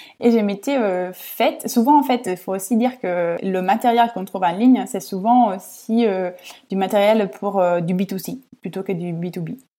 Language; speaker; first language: French; non-native, fluent; Italian